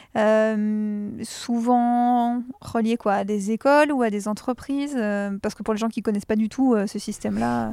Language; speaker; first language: French; native; French